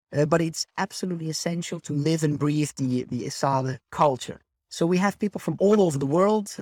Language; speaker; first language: English; non-native, fluent; Dutch